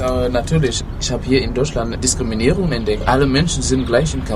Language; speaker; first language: German; non-native, learner; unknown